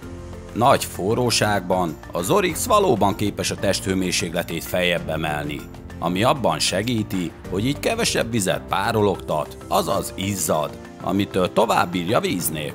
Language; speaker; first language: Hungarian; native; Hungarian